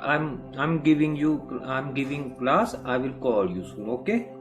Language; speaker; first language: English; non-native, fluent; Hindi